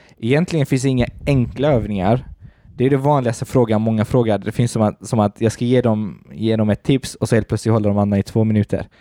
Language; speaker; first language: Swedish; early bilingual, other home language; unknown